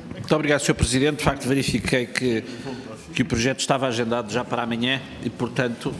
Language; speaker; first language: Portuguese; native; Portuguese